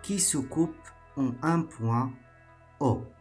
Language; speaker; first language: French; non-native, local second language; Arabic